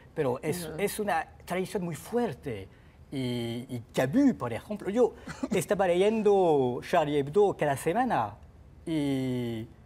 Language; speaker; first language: Spanish; non-native, fluent; French